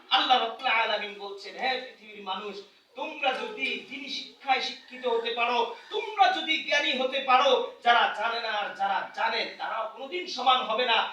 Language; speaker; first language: Bangla; native; Bangla